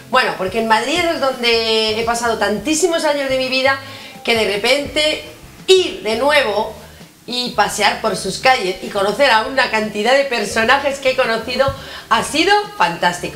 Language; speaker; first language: Spanish; native; Spanish